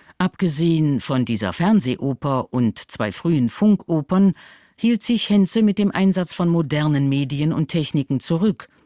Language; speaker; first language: German; native; German